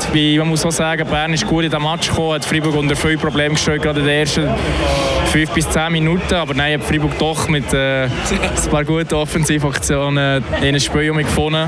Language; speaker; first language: German; native; German